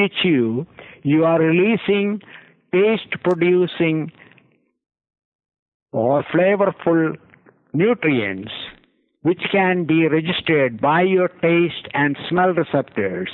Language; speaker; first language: English; non-native, local second language; Malayalam